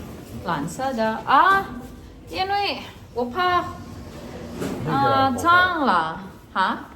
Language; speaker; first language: Chinese; non-native, learner; Filipino